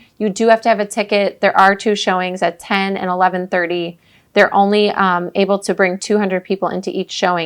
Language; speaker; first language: English; native; English